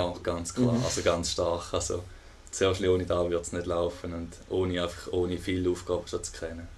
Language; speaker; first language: German; native; German